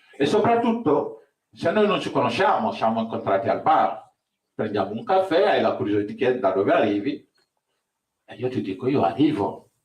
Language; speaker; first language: Italian; non-native, fluent; Wolof